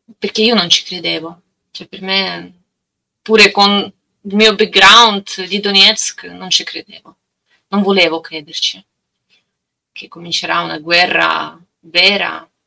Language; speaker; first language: Italian; non-native, learner; Russian